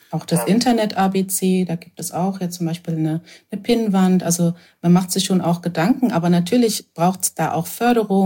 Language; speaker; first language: German; native; German